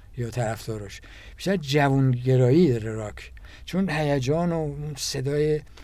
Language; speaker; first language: Persian; native; Persian